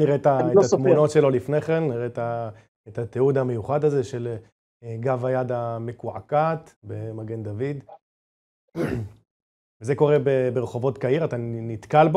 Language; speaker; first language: Hebrew; native; Hebrew